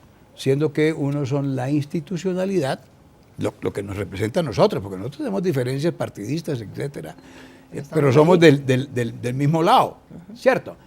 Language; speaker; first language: Spanish; native; Spanish